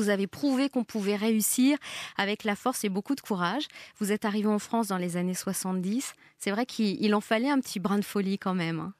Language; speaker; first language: French; native; French